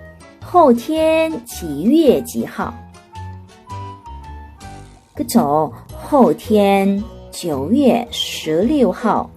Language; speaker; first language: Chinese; non-native, fluent; Korean